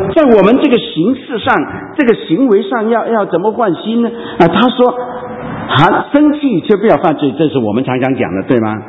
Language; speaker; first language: Chinese; non-native, local second language; Cantonese